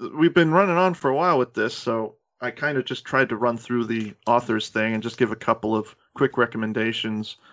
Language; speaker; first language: English; early bilingual, other home language; Spanish